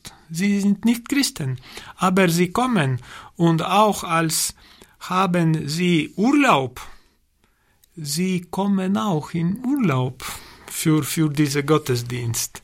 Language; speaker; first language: German; non-native, learner; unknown